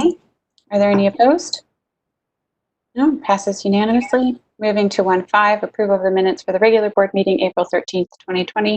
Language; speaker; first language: English; native; English